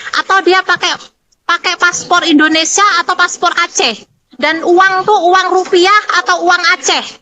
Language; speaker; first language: Indonesian; non-native, local second language; Madurese